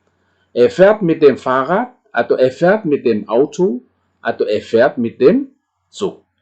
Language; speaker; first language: German; non-native, fluent; Indonesian